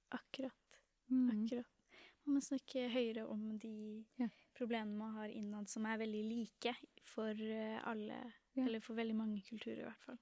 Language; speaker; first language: Norwegian; early bilingual, other home language; Tamil